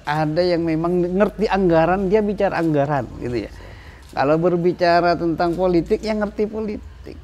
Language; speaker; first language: Indonesian; non-native, local second language; Madurese